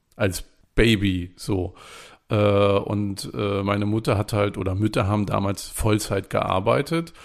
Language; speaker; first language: German; native; German